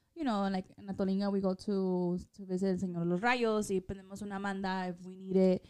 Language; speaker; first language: English; early bilingual, other home language; Spanish